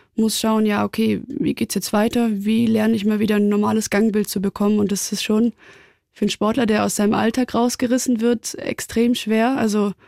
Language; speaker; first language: German; native; German